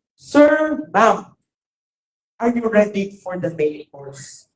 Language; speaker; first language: English; non-native, local second language; Filipino